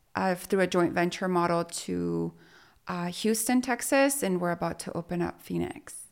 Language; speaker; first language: English; early bilingual, other home language; Spanish